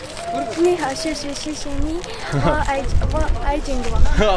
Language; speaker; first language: Chinese; non-native, learner; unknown